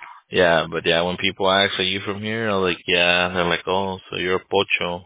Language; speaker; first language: English; early bilingual, other home language; Spanish